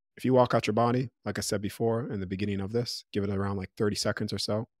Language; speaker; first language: English; native; English